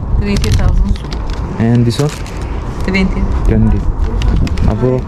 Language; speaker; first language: English; non-native, learner; Malayalam